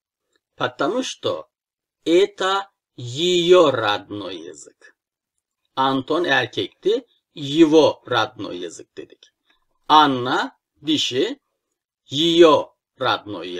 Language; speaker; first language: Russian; non-native, fluent; Turkish